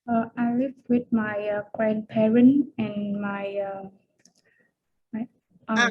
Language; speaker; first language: English; non-native, learner; Vietnamese